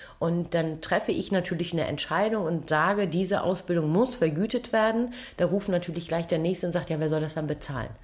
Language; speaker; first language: German; early bilingual, other home language; Turkish